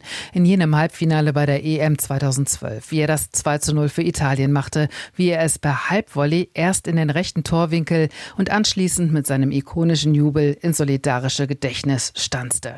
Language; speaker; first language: German; native; German